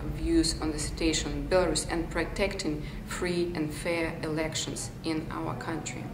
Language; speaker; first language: English; non-native, fluent; Belarusian